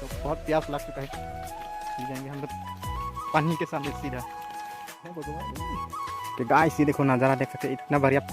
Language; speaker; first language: Hindi; non-native, local second language; Karbi